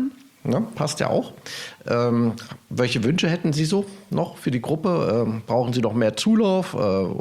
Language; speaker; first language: German; native; German